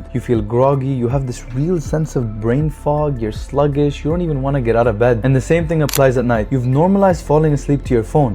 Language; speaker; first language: English; non-native, fluent; Arabic